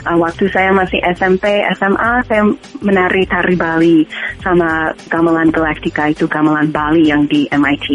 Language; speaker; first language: Indonesian; non-native, fluent; English